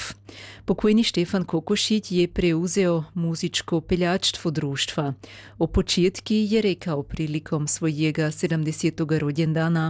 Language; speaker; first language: Serbian; native; Serbian